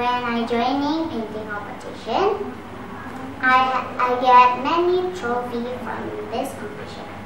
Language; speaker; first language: English; non-native, learner; Indonesian